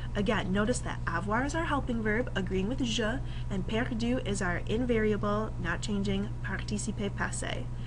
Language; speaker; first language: English; native; English